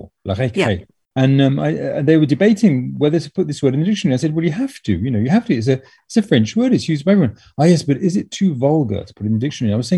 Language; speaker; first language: English; native; English